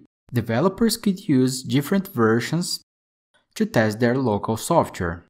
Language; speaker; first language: English; non-native, fluent; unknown